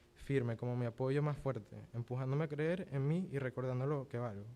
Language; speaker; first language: Spanish; early bilingual, other home language; English